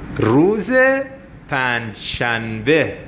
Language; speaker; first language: Persian; non-native, fluent; Arabic